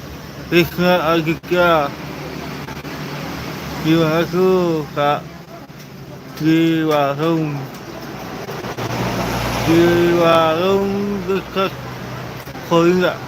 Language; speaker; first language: Indonesian; non-native, local second language; Balinese